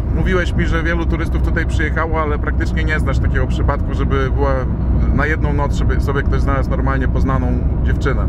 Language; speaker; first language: Polish; native; Polish